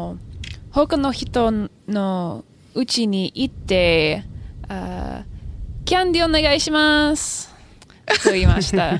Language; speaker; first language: Japanese; non-native, learner; English